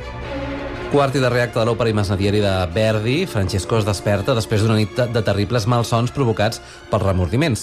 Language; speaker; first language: Catalan; native; Catalan